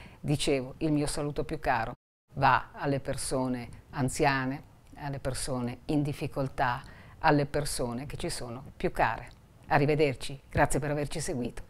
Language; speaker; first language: Italian; native; Italian